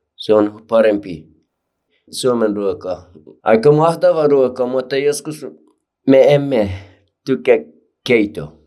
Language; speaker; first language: Finnish; non-native, learner; Persian